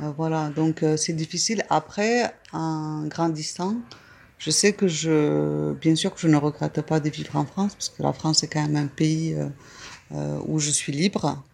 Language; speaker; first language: French; early bilingual, other home language; Arabic